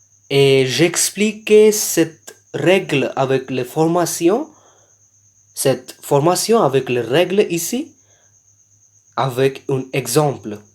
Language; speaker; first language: French; non-native, learner; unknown